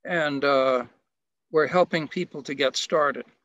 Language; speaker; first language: English; native; English